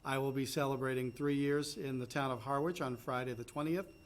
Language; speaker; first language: English; native; English